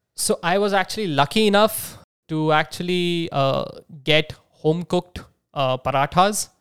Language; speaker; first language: English; non-native, local second language; Marathi